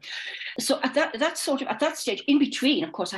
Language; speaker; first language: English; native; English